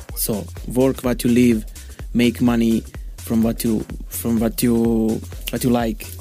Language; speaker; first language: English; non-native, learner; Bosnian